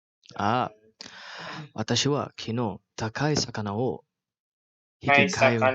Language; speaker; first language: Japanese; non-native, learner; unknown